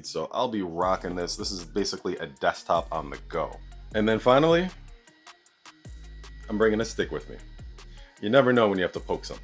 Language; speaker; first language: English; native; English